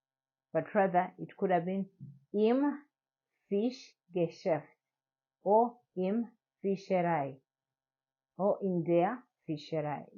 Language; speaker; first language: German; non-native, learner; English